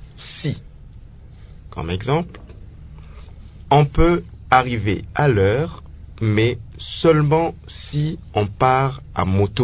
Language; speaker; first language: French; non-native, local second language; Lingala